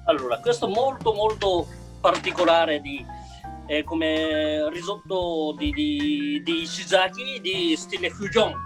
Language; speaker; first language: Italian; non-native, learner; Japanese